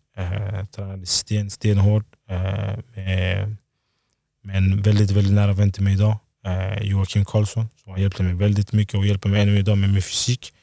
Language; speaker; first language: Swedish; early bilingual, other home language; Lingala